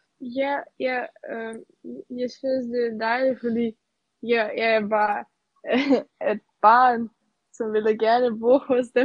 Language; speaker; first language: Danish; non-native, fluent; Serbian